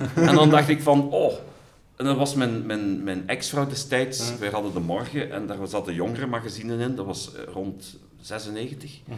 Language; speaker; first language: Dutch; native; Dutch